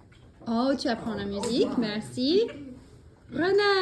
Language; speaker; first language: French; non-native, fluent; English